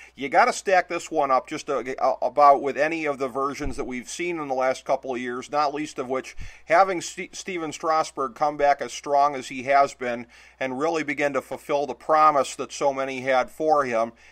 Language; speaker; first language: English; native; English